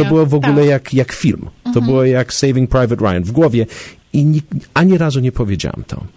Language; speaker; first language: Polish; early bilingual, heritage; Polish